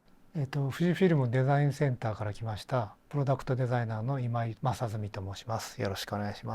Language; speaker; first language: Japanese; native; Japanese